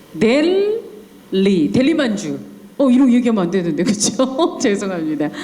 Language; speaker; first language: Korean; native; Korean